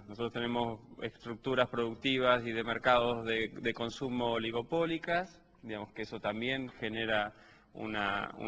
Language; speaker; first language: Spanish; native; Spanish